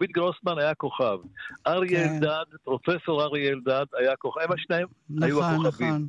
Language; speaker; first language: Hebrew; early bilingual, other home language; Polish